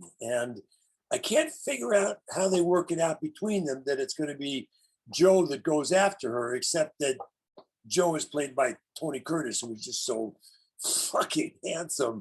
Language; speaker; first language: English; native; English